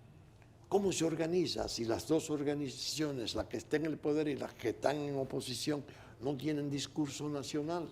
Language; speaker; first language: Spanish; native; Spanish